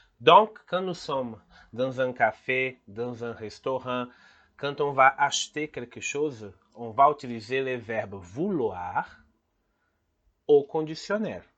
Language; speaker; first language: French; non-native, fluent; Portuguese